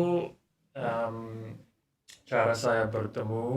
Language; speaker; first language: Indonesian; non-native, learner; English